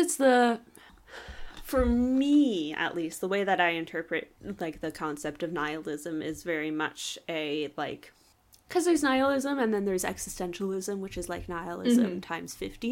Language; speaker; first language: English; native; English